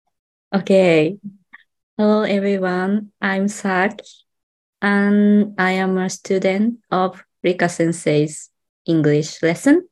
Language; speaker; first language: English; non-native, learner; Japanese